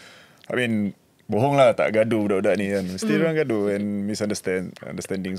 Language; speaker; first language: Malay; native; Malay